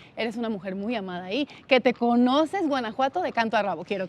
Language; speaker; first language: Spanish; native; Spanish